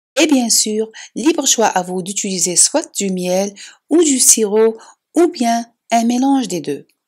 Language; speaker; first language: French; non-native, local second language; Arabic